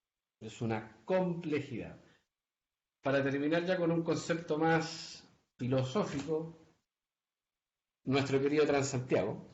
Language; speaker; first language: Spanish; native; Spanish